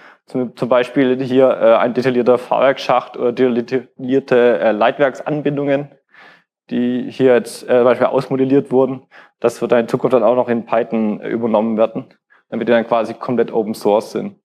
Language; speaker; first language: German; native; German